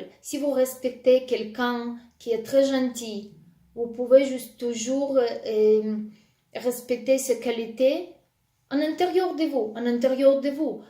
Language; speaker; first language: French; non-native, fluent; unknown